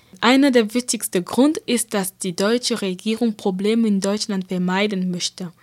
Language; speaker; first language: German; non-native, fluent; Central Kurdish